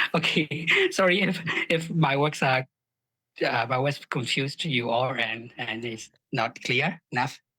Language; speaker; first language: English; non-native, fluent; Burmese